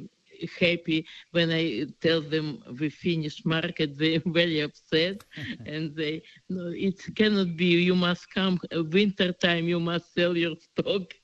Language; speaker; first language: English; non-native, learner; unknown